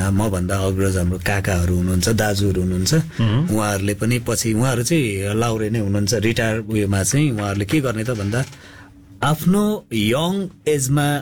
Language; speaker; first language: Nepali; non-native, local second language; Limburgish